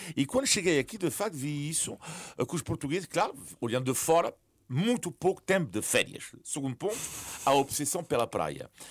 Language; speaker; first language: Portuguese; non-native, fluent; French